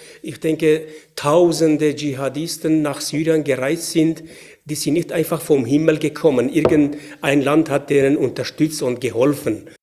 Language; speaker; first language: German; non-native, fluent; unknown